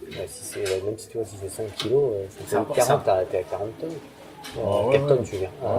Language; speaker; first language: French; native; French